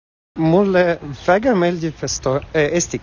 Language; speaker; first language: Estonian; non-native, learner; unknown